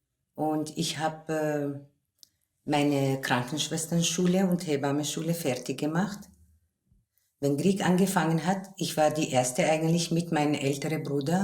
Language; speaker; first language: German; non-native, fluent; Kurdish